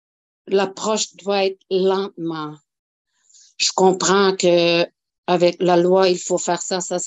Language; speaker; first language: French; non-native, local second language; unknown